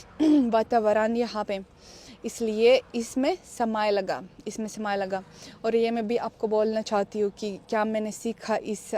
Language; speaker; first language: Hindi; non-native, fluent; Russian